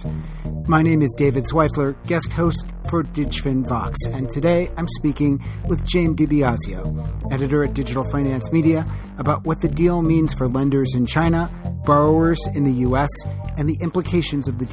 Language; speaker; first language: English; native; English